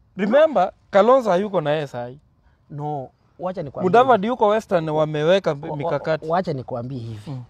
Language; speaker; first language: Swahili; non-native, local second language; Gusii